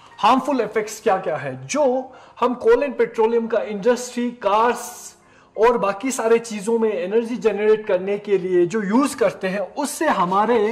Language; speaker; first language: Hindi; non-native, local second language; Ladakhi